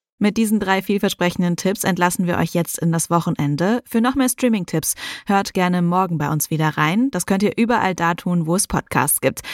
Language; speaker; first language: German; native; German